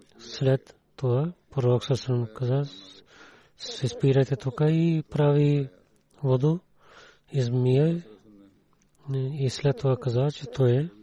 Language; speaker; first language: Bulgarian; non-native, learner; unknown